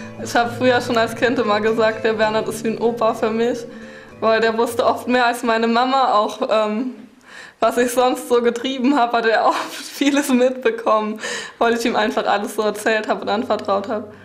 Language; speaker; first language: German; native; German